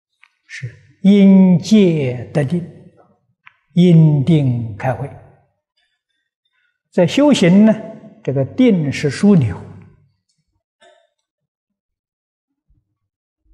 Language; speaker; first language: Chinese; native; Chinese